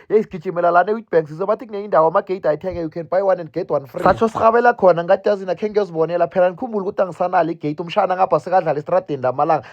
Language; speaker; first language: Zulu; non-native, local second language; South Ndebele